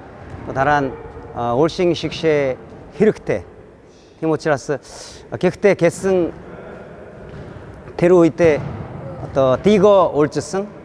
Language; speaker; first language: Mongolian; non-native, learner; Korean